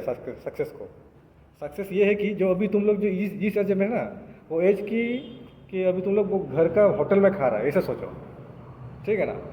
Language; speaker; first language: Hindi; non-native, local second language; Bangla